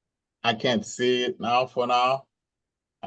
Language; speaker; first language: English; non-native, local second language; Haitian Creole